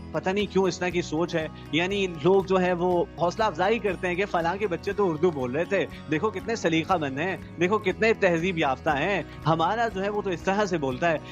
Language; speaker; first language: Urdu; non-native, local second language; Punjabi